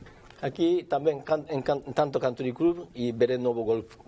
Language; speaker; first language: Portuguese; non-native, learner; Japanese